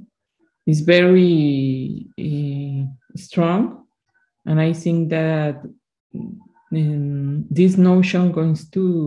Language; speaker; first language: English; non-native, learner; Spanish